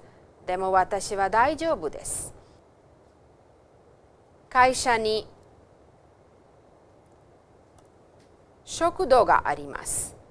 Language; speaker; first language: Japanese; non-native, fluent; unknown